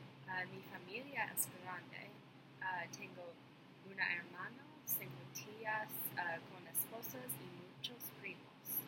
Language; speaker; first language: Spanish; non-native, learner; English